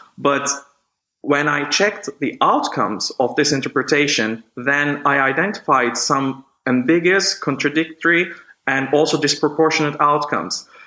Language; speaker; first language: English; non-native, fluent; Turkish